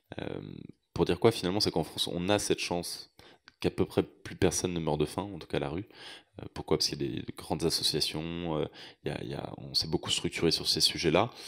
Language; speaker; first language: French; native; French